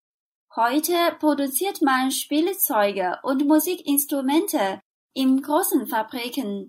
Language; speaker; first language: German; non-native, fluent; Chinese